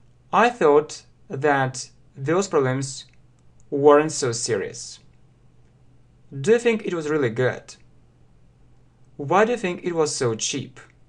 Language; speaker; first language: English; non-native, fluent; Russian